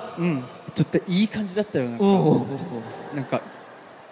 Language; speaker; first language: Japanese; non-native, learner; Korean